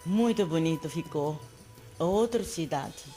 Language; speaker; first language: Portuguese; non-native, learner; Japanese